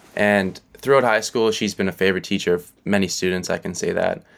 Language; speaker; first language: English; native; English